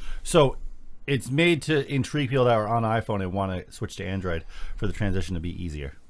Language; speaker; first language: English; native; English